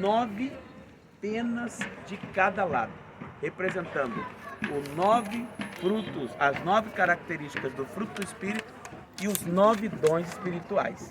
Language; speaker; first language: Portuguese; native; Portuguese